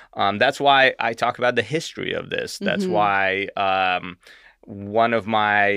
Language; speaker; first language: English; native; English